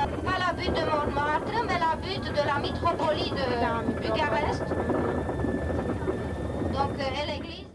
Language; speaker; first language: French; non-native, fluent; Romanian